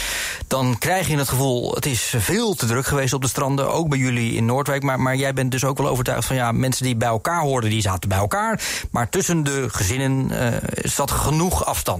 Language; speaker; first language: Dutch; native; Dutch